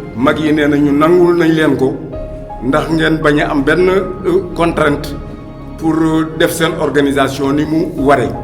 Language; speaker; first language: Wolof; non-native, local second language; Mandingo